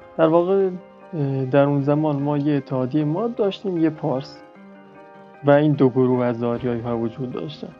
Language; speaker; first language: Persian; non-native, local second language; Baluchi